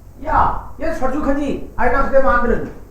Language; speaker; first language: German; non-native, fluent; Hindi